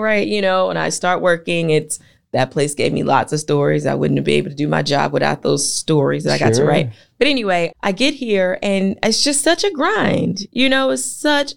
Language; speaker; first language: English; native; English